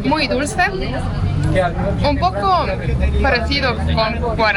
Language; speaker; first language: Spanish; non-native, fluent; Estonian